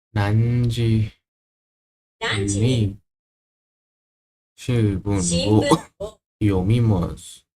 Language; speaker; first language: Japanese; non-native, learner; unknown